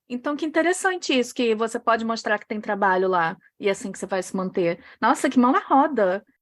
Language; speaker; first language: Portuguese; native; Portuguese